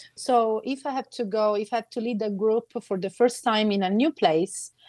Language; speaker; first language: English; non-native, fluent; Sicilian